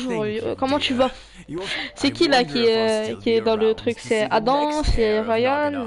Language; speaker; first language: French; native; French